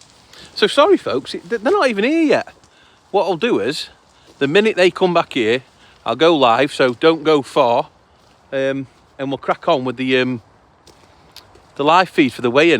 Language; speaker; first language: English; native; English